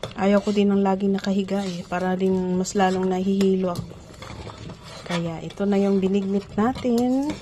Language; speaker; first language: Filipino; non-native, local second language; Cebuano